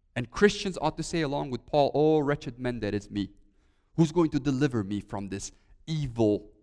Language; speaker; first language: English; early bilingual, other home language; Romanian